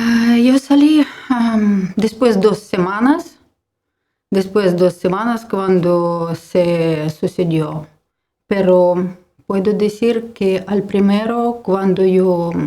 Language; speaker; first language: Spanish; non-native, learner; Ukrainian